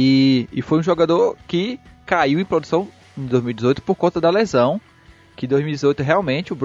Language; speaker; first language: Portuguese; native; Portuguese